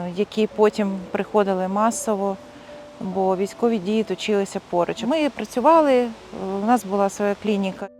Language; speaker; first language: Ukrainian; native; Ukrainian